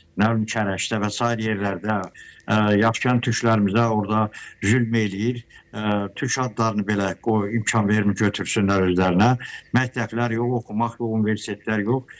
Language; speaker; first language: Azerbaijani; native; Azerbaijani